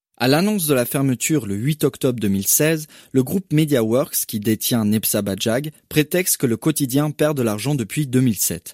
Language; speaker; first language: French; native; French